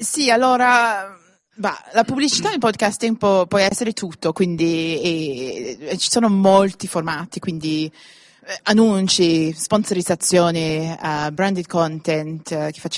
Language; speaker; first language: Italian; non-native, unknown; English